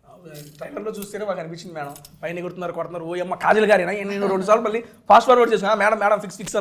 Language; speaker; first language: Telugu; native; Telugu